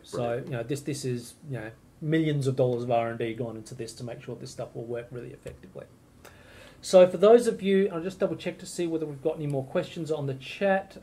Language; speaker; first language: English; native; English